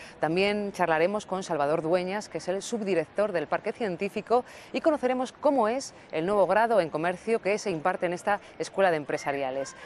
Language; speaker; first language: Spanish; native; Spanish